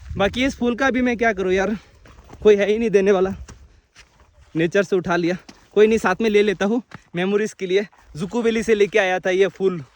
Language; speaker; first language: Hindi; non-native, local second language; Bangla